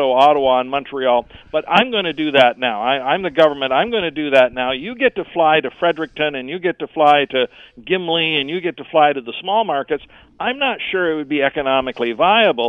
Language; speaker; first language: English; native; English